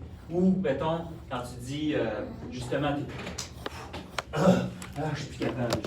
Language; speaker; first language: French; native; French